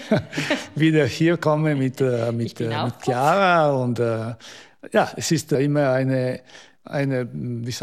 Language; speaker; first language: German; non-native, local second language; Italian